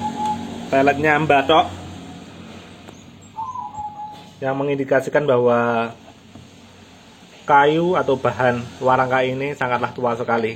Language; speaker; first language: Indonesian; non-native, local second language; Javanese